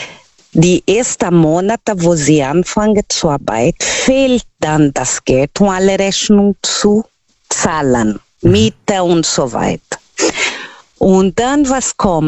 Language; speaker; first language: German; non-native, learner; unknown